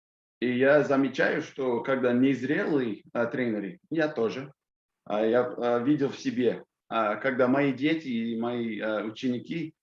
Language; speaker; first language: Russian; non-native, fluent; English